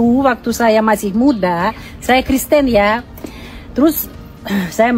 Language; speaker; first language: Indonesian; non-native, learner; Russian